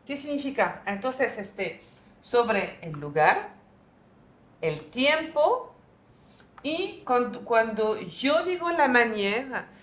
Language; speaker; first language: Spanish; non-native, fluent; French